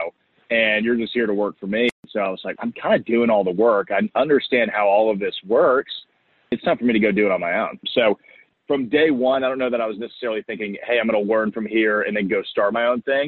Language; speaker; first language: English; native; English